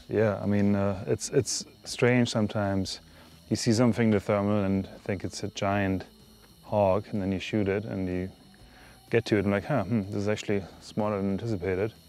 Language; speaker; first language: English; native; English